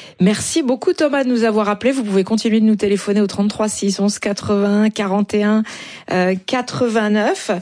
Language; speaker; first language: French; native; French